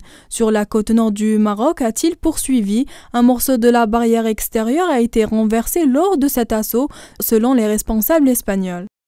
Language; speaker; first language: French; non-native, local second language; Arabic